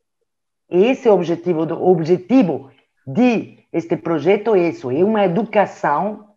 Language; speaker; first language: Portuguese; non-native, learner; French